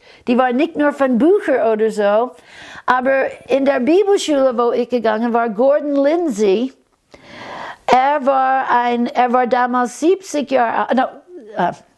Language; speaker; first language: German; non-native, fluent; English